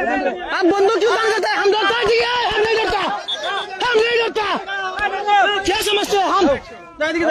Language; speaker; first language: Hindi; non-native, learner; Bangla